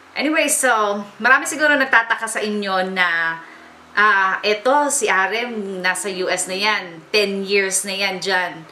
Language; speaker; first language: Filipino; native; Filipino